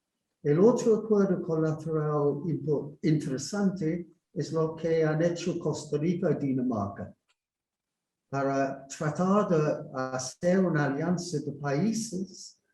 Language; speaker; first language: Spanish; non-native, fluent; English